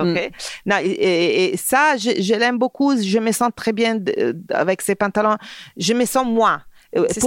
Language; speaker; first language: French; non-native, fluent; Italian